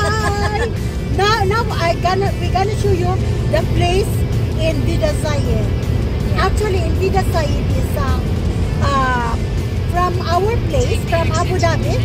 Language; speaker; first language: English; non-native, learner; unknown